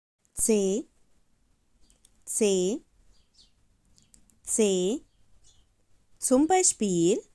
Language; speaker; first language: German; non-native, fluent; Arabic